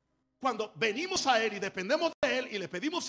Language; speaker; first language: Spanish; native; Spanish